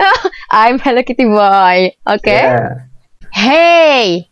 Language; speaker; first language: English; non-native, learner; Indonesian